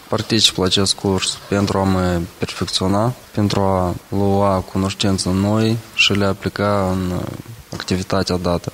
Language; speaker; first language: Romanian; native; Romanian